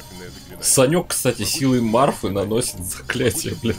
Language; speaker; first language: Russian; native; Russian